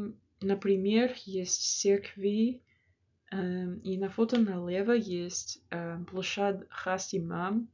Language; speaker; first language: Russian; non-native, learner; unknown